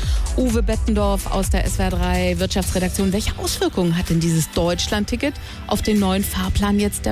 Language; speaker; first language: German; native; German